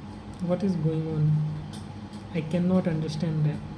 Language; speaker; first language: English; non-native, learner; Hindi